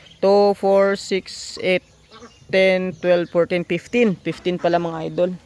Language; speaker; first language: Filipino; non-native, local second language; Cebuano